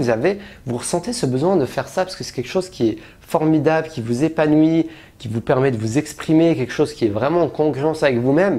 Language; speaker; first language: French; native; French